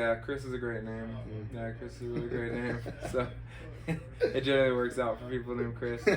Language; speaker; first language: English; native; English